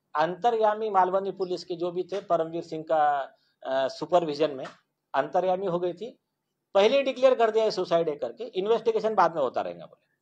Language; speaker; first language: Hindi; non-native, local second language; Marathi